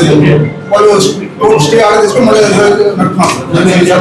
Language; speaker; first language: Telugu; native; Telugu